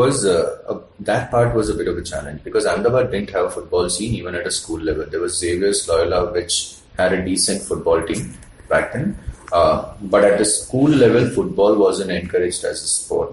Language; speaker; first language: English; non-native, local second language; Malayalam